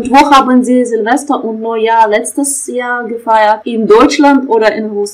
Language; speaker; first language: German; non-native, fluent; Russian